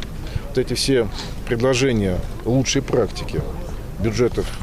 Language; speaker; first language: Russian; native; Russian